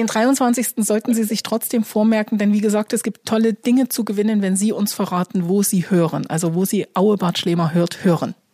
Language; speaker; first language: German; native; German